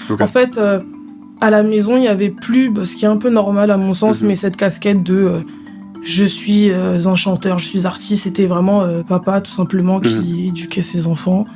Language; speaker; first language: French; native; French